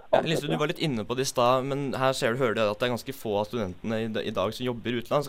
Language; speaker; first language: Norwegian; native; Norwegian